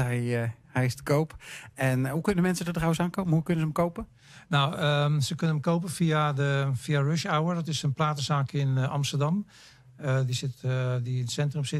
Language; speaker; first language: Dutch; native; Dutch